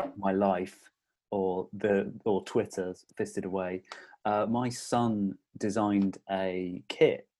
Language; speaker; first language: English; native; English